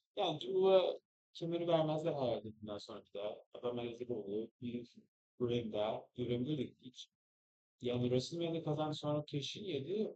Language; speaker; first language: Turkish; native; Turkish